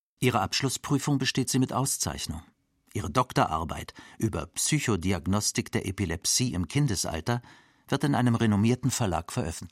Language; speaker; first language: German; native; German